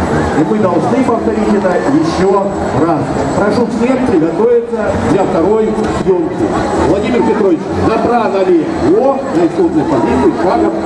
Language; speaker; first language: Russian; native; Russian